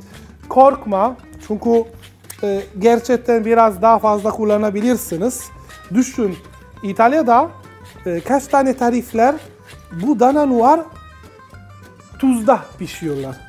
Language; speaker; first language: Turkish; non-native, fluent; Italian